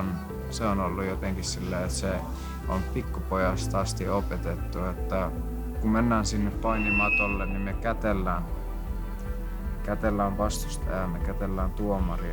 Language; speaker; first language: Finnish; early bilingual, other home language; Kurdish